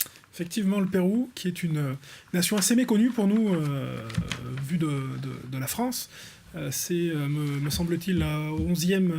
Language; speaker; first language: French; native; French